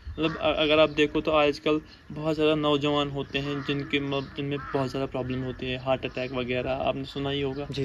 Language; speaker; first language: Urdu; non-native, local second language; Kashmiri